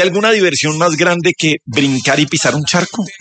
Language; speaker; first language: Spanish; native; Spanish